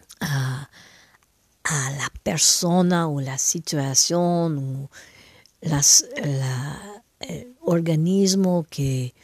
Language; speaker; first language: Spanish; non-native, fluent; French